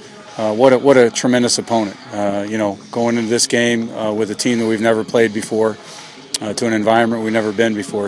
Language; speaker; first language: English; native; English